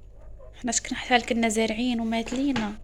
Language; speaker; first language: Arabic; native; Arabic